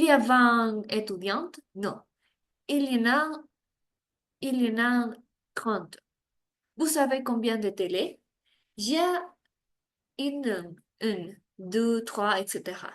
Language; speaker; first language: French; non-native, learner; Spanish